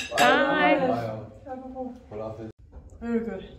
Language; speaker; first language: English; non-native, fluent; Hungarian